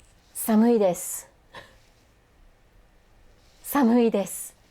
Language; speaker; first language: Japanese; non-native, fluent; English